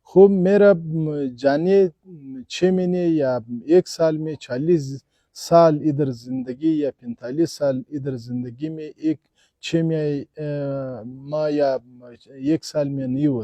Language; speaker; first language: Hindi; non-native, fluent; Pashto